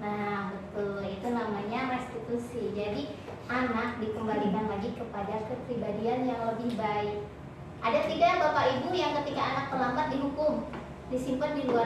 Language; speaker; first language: Indonesian; native; Indonesian